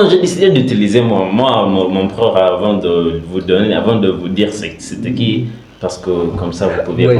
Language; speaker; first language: French; non-native, learner; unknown